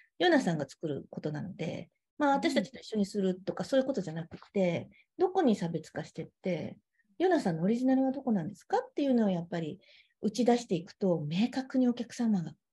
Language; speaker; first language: Japanese; native; Japanese